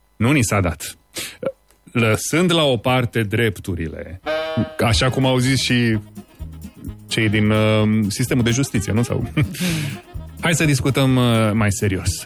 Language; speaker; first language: Romanian; native; Romanian